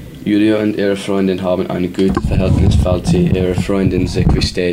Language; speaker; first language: German; non-native, learner; English